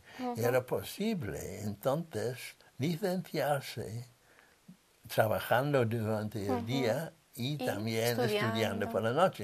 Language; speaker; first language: Spanish; non-native, fluent; English